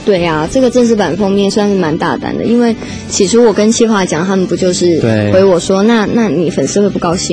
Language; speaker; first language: Chinese; native; Chinese